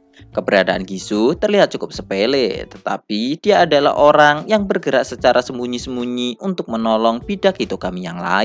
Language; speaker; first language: Indonesian; native; Indonesian